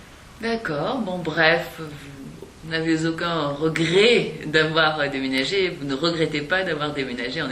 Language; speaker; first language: French; native; French